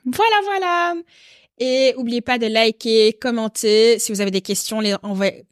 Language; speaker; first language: French; native; French